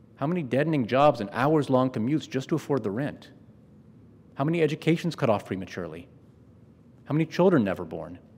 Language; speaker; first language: English; native; English